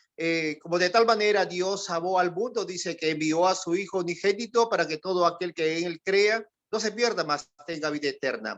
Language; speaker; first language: Spanish; native; Spanish